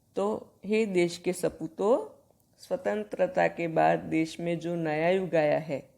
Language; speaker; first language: Hindi; non-native, local second language; Gujarati